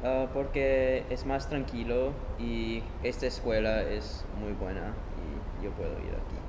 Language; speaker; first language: Spanish; early bilingual, heritage; Spanish